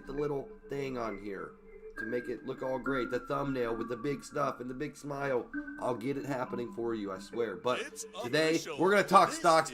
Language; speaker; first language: English; native; English